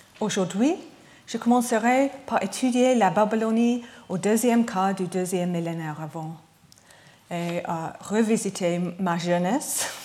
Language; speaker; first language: French; non-native, learner; English